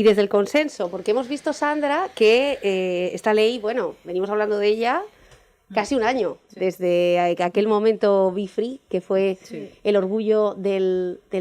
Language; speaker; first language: Spanish; native; Spanish